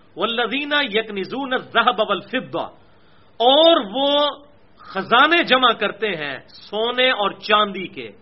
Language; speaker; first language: Urdu; non-native, local second language; Punjabi